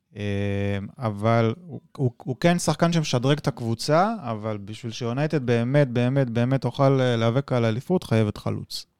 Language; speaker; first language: Hebrew; early bilingual, other home language; Spanish